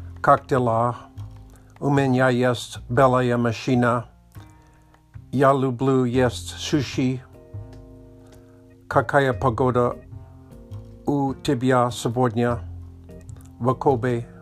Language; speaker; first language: Russian; non-native, learner; English